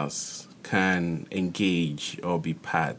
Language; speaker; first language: English; non-native, local second language; Akan